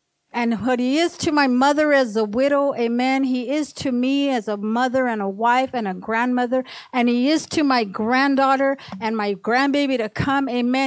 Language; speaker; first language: English; early bilingual, other home language; Spanish